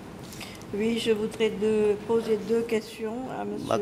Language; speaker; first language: French; non-native, local second language; Khmer